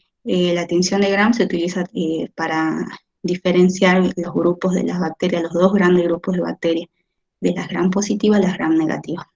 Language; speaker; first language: Spanish; native; Spanish